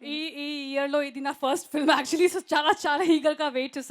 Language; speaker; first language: Telugu; non-native, fluent; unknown